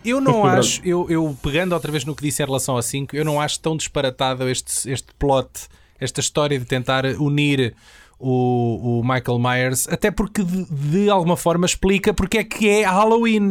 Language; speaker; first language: Portuguese; native; Portuguese